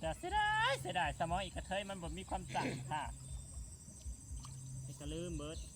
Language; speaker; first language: Thai; non-native, local second language; Lao